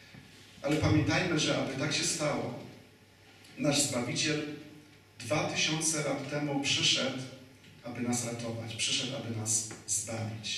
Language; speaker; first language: Polish; native; Polish